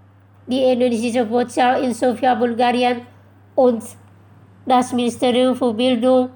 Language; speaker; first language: German; non-native, fluent; Indonesian